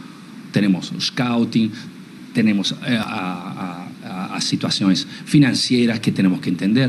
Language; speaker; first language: Portuguese; non-native, learner; Spanish